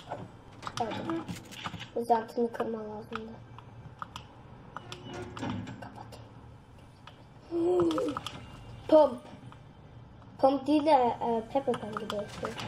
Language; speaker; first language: Turkish; early bilingual, heritage; Turkish